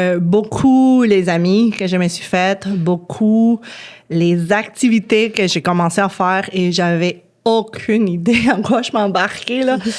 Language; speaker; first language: French; non-native, fluent; Spanish